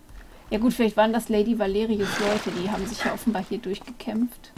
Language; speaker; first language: German; native; German